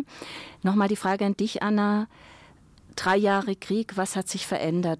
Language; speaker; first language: German; native; German